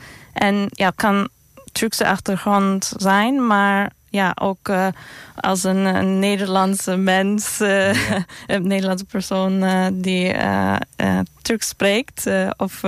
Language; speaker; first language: Dutch; non-native, fluent; Turkish